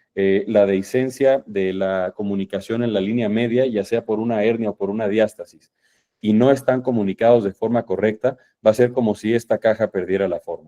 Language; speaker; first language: Spanish; native; Spanish